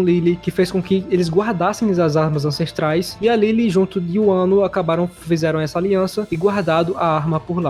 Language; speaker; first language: Portuguese; native; Portuguese